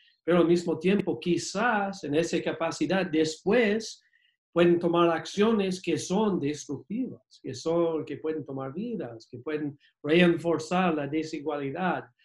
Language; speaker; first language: Spanish; non-native, fluent; English